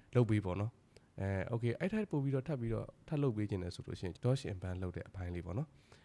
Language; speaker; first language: Burmese; native; Burmese